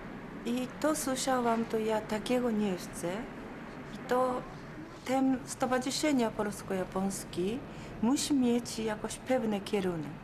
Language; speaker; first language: Polish; non-native, learner; Japanese